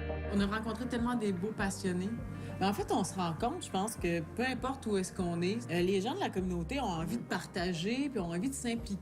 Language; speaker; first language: French; native; French